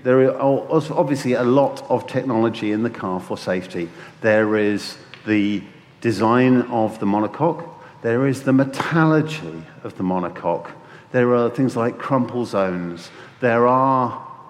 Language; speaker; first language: English; native; English